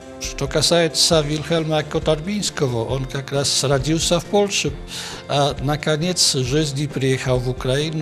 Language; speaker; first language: Russian; non-native, learner; Polish